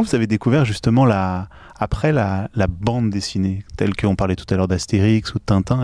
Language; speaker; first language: French; native; French